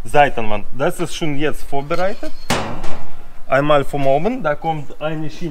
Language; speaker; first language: German; non-native, learner; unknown